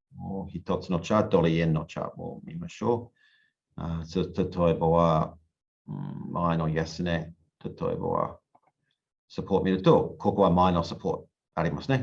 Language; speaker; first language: Japanese; non-native, learner; English